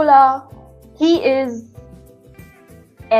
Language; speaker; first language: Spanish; non-native, learner; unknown